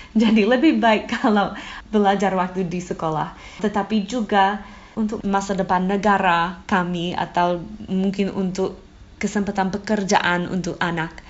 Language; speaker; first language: Indonesian; non-native, fluent; English